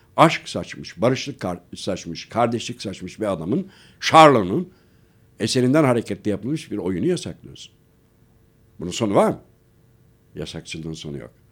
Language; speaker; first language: Turkish; native; Turkish